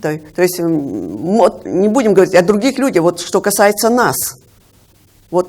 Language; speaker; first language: Russian; native; Russian